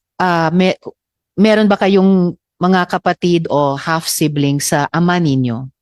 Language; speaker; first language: Filipino; native; Filipino